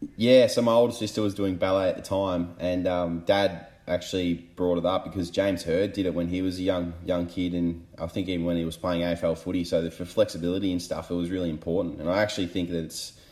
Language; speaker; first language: English; native; English